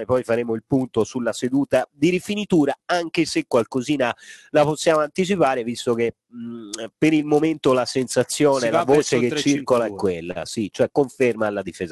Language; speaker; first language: Italian; native; Italian